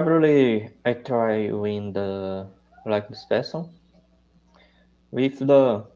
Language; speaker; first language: English; non-native, learner; Portuguese